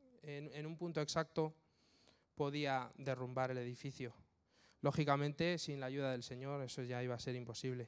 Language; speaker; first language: Spanish; native; Spanish